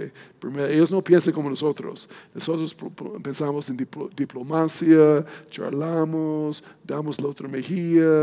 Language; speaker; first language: Spanish; non-native, fluent; English